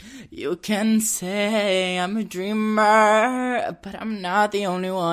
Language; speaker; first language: English; early bilingual, other home language; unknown